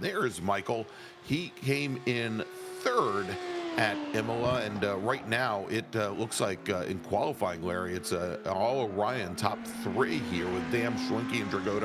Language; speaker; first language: English; native; English